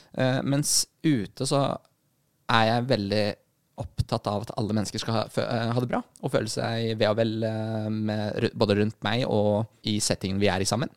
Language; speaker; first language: Norwegian; early bilingual, other home language; Arabic